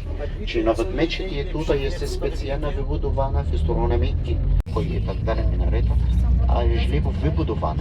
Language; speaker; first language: Polish; non-native, learner; Arabic